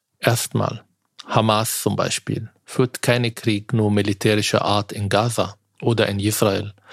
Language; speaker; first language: German; non-native, fluent; Arabic